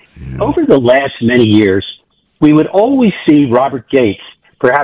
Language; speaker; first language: English; native; English